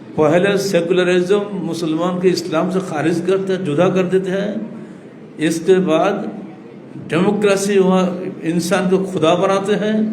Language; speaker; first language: Urdu; non-native, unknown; Bangla